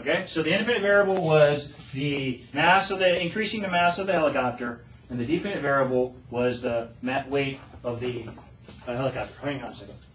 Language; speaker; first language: English; native; English